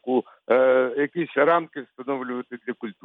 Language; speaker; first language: Ukrainian; non-native, local second language; Russian